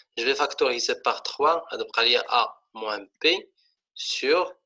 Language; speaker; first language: French; non-native, local second language; Arabic